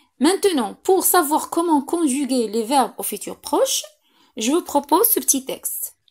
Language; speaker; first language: French; non-native, local second language; Arabic